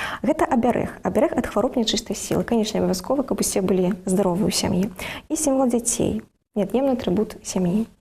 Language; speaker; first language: Belarusian; native; Belarusian